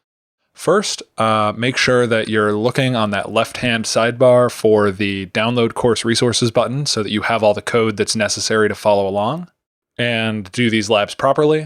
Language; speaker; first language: English; native; English